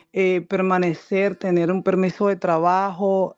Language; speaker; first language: Spanish; native; Spanish